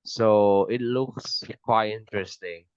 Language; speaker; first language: English; non-native, fluent; Vietnamese